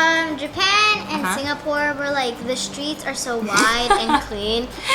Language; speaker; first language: English; non-native, fluent; Japanese